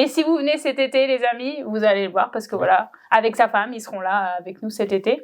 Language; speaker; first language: French; native; French